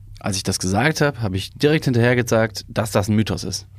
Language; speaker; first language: German; native; German